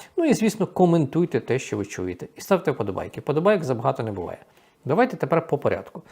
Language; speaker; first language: Ukrainian; native; Ukrainian